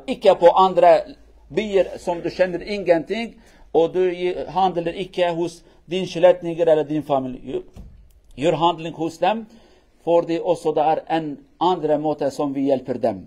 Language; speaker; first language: Norwegian; non-native, learner; Kurdish